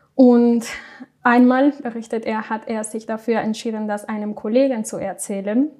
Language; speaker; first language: German; non-native, fluent; Spanish